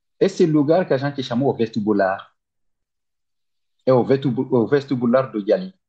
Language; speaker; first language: Portuguese; non-native, learner; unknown